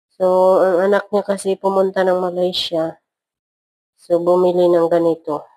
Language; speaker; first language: Filipino; non-native, local second language; Hiligaynon